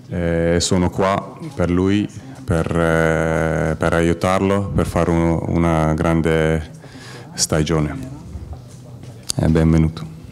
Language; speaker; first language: Italian; non-native, fluent; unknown